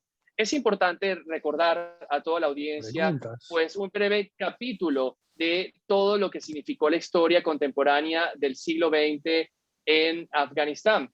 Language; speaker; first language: Spanish; native; Spanish